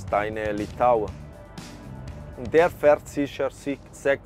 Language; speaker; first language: German; non-native, fluent; Italian